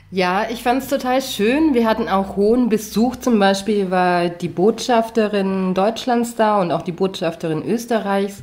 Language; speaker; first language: German; native; German